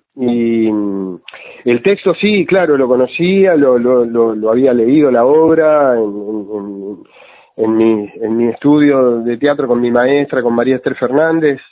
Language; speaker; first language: Spanish; native; Spanish